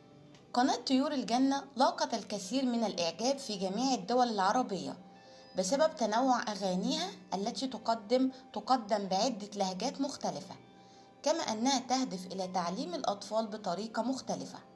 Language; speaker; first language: Arabic; native; Arabic